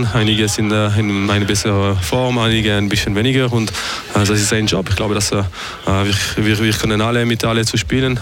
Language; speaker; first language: German; non-native, fluent; French